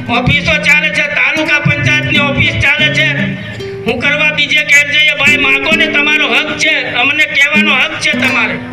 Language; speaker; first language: Gujarati; non-native, local second language; Rathawi